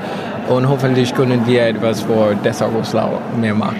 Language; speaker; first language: German; non-native, learner; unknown